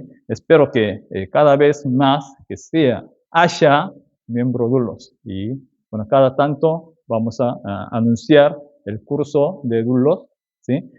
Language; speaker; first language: Spanish; non-native, fluent; Korean